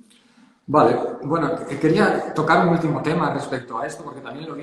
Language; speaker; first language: Spanish; native; Spanish